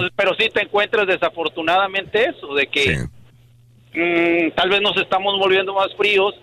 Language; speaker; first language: Spanish; native; Spanish